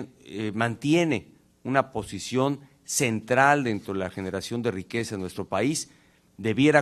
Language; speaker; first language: Spanish; native; Spanish